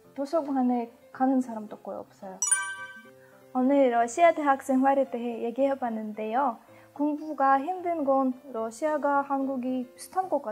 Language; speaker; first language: Korean; non-native, fluent; Russian